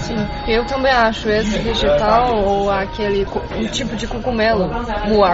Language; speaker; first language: Portuguese; non-native, learner; Chinese